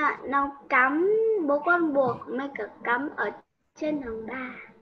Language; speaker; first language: Vietnamese; native; Vietnamese